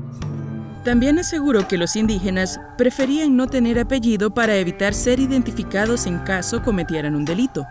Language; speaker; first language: Spanish; native; Spanish